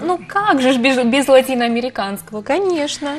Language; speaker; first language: Russian; native; Russian